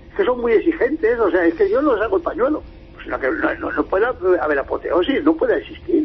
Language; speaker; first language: Spanish; native; Spanish